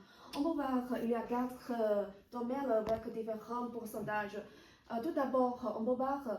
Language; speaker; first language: French; non-native, learner; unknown